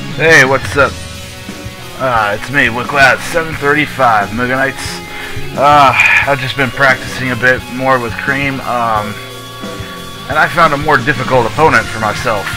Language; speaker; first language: English; native; English